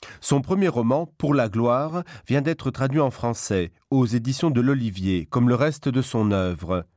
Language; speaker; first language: French; non-native, local second language; Luxembourgish